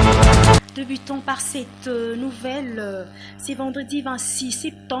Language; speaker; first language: French; native; French